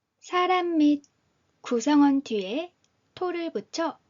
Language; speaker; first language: Korean; native; Korean